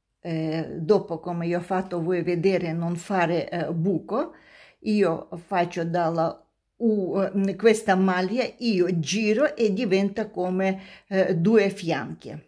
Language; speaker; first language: Italian; non-native, learner; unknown